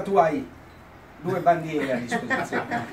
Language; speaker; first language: Italian; native; Italian